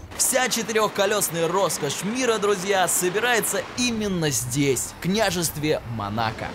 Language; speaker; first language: Russian; native; Russian